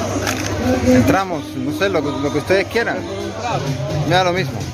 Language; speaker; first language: Spanish; native; Spanish